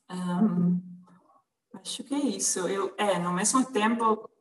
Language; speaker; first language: Portuguese; non-native, fluent; Dutch